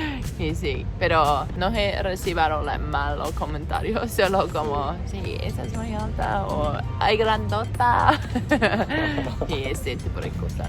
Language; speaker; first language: Spanish; non-native, learner; English